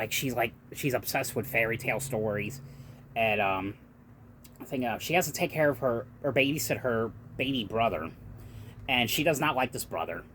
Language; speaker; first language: English; native; English